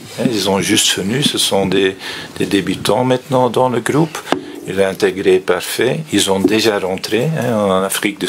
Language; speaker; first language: French; non-native, fluent; Dutch